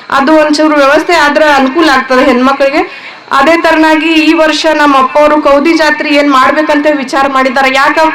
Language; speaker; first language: Kannada; native; Kannada